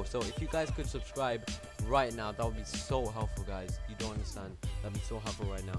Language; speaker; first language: English; native; English